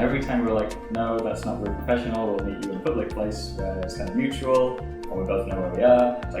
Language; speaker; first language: English; native; English